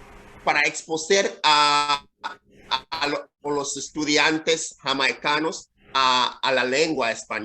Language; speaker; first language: Spanish; non-native, fluent; English